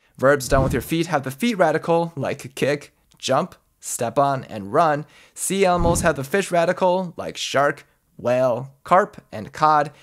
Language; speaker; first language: English; early bilingual, other home language; Chinese